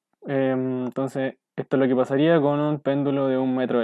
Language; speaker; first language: Spanish; native; Spanish